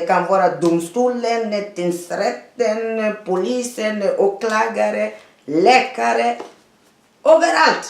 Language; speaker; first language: Swedish; non-native, fluent; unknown